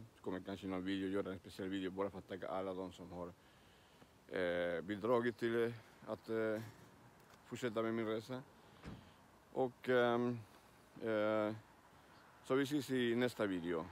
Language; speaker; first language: Swedish; non-native, learner; Spanish